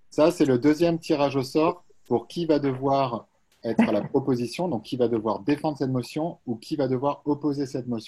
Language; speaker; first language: French; native; French